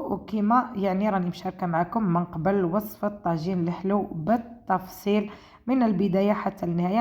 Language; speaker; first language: Arabic; native; Arabic